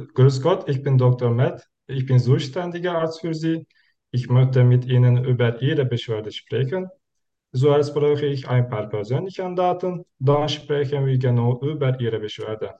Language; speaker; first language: German; non-native, learner; Turkish